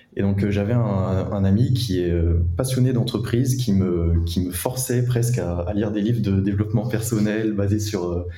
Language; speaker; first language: French; native; French